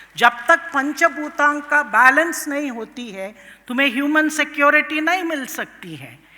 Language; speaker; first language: Hindi; non-native, local second language; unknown